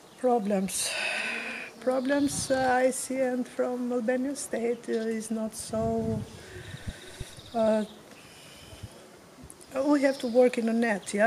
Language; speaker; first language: English; non-native, fluent; Albanian